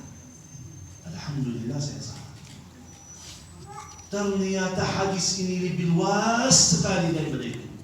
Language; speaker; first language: Indonesian; non-native, fluent; Arabic